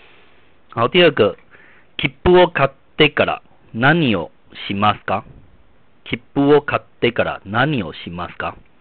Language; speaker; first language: Japanese; non-native, fluent; Chinese